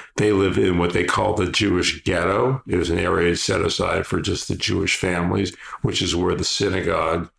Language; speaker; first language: English; early bilingual, other home language; Polish